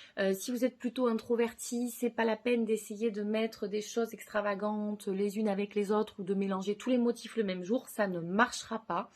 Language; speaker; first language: French; native; French